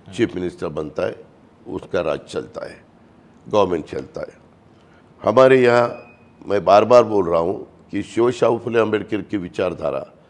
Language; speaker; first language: Hindi; non-native, local second language; Marathi